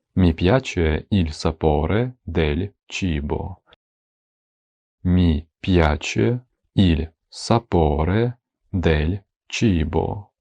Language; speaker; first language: Italian; non-native, fluent; Ukrainian